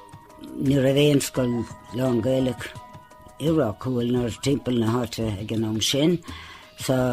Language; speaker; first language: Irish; non-native, local second language; English